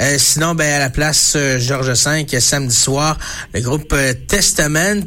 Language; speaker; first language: French; native; French